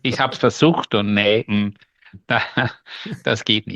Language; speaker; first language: German; non-native, learner; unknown